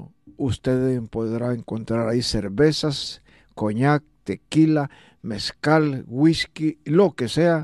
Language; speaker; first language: Spanish; native; Spanish